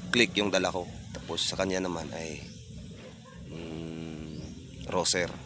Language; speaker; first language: Filipino; non-native, local second language; Cebuano